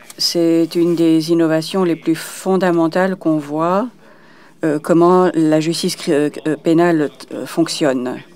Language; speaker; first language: French; non-native, fluent; German